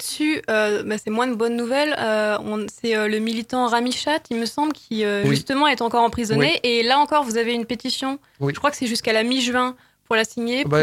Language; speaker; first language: French; native; French